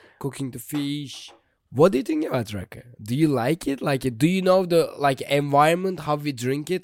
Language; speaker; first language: English; non-native, fluent; Turkish